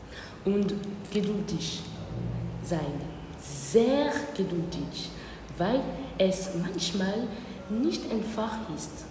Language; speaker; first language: German; non-native, learner; French